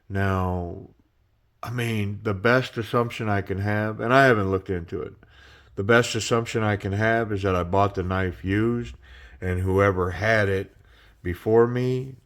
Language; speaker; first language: English; native; English